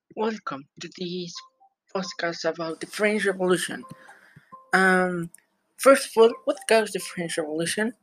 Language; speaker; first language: English; non-native, learner; Spanish